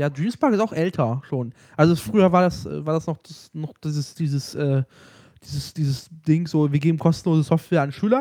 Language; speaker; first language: German; native; German